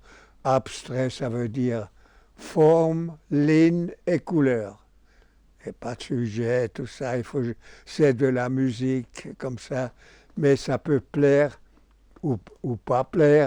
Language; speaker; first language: French; non-native, local second language; German